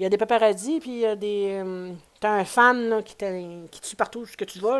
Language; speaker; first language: French; native; French